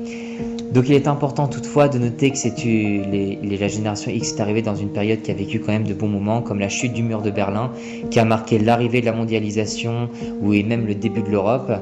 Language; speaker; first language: French; native; French